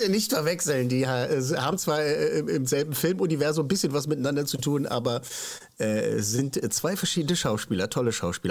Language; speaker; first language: German; native; German